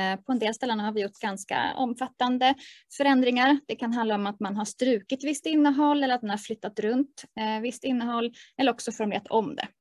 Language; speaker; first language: Swedish; native; Swedish